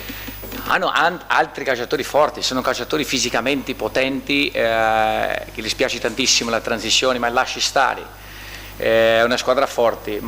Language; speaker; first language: Italian; non-native, fluent; Portuguese